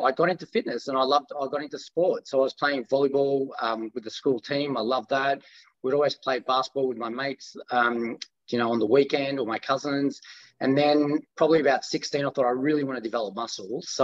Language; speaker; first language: English; early bilingual, other home language; Greek